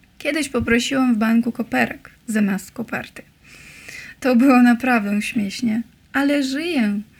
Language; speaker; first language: Polish; non-native, learner; Russian